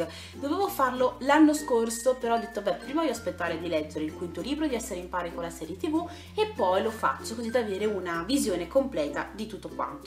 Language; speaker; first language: Italian; native; Italian